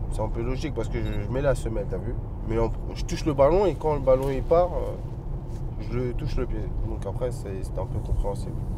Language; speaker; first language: French; native; French